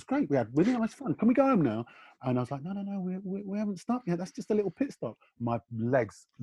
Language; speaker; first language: English; native; English